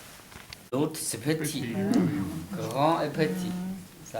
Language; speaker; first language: French; non-native, learner; Chinese